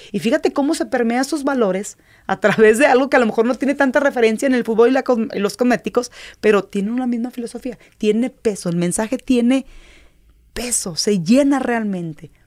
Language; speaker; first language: Spanish; native; Spanish